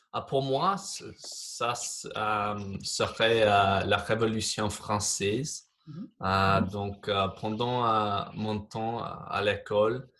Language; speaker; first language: French; non-native, fluent; English